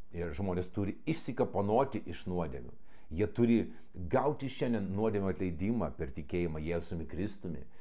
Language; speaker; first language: Lithuanian; non-native, local second language; Russian